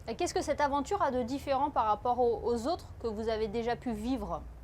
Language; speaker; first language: French; native; French